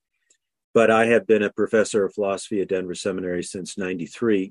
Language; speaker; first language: English; native; English